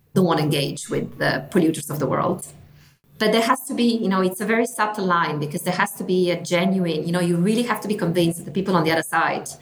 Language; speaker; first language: English; non-native, fluent; Italian